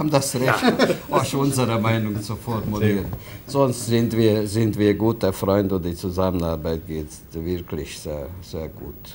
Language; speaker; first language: German; non-native, fluent; Hungarian